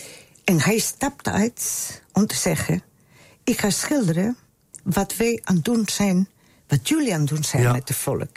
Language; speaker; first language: Dutch; non-native, fluent; Spanish